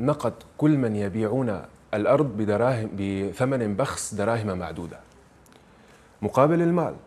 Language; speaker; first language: Arabic; native; Arabic